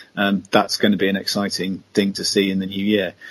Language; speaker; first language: English; native; English